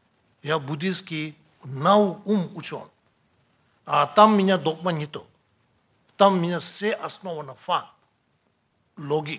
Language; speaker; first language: Russian; non-native, learner; Tibetan